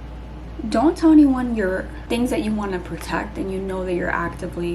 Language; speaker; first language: English; native; English